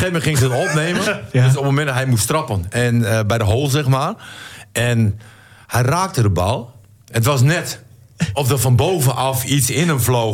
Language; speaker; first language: Dutch; native; Dutch